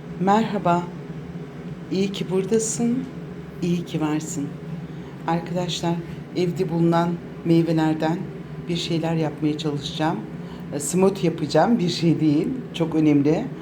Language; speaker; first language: Turkish; native; Turkish